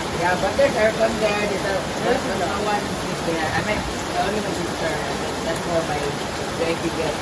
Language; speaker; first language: English; non-native, learner; Cebuano